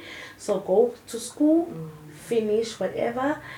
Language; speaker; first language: English; non-native, local second language; Zulu